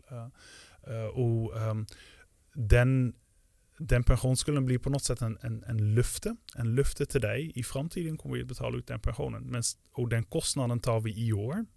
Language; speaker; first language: Swedish; non-native, fluent; Dutch